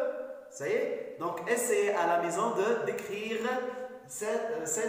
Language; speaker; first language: French; non-native, local second language; Arabic